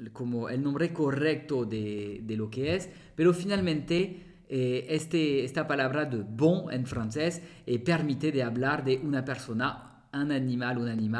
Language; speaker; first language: Spanish; non-native, fluent; French